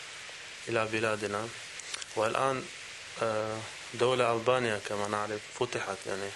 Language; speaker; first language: Arabic; non-native, learner; Albanian